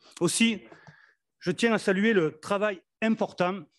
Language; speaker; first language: French; native; French